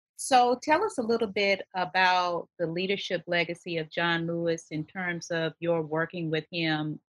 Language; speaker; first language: English; native; English